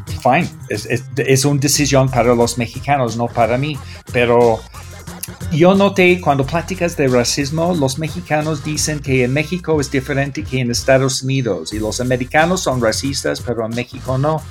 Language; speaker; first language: Spanish; non-native, fluent; English